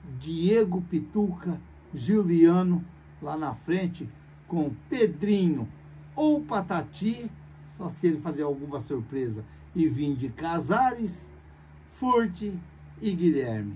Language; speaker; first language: Portuguese; native; Portuguese